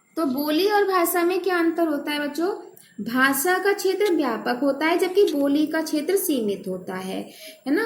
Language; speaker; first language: Hindi; native; Hindi